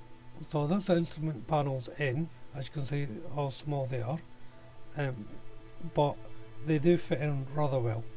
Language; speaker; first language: English; native; English